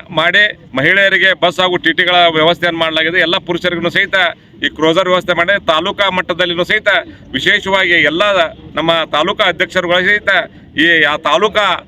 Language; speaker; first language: Kannada; native; Kannada